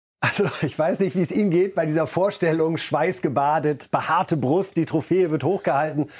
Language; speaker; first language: German; native; German